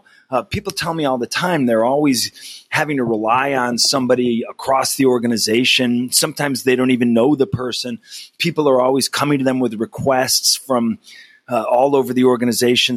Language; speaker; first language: English; native; English